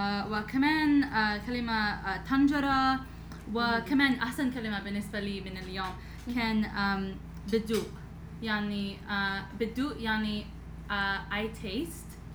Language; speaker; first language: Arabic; non-native, learner; English